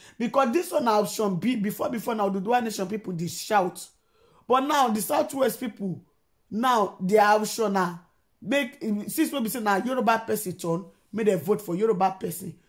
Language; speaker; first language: Nigerian Pidgin; non-native, local second language; Yoruba